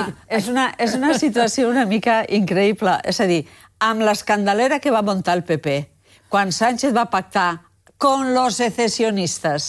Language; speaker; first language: Catalan; native; Catalan